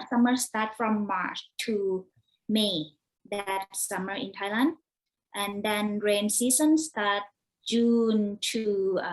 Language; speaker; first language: English; non-native, learner; Thai